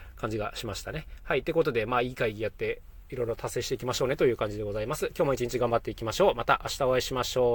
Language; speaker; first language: Japanese; native; Japanese